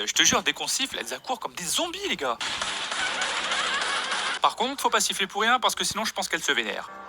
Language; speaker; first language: French; native; French